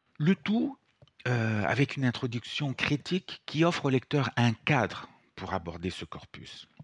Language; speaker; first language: French; non-native, fluent; Italian